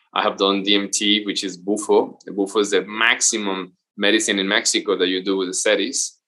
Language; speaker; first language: English; non-native, fluent; Spanish